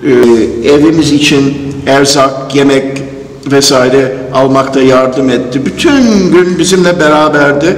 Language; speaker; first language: Turkish; non-native, fluent; English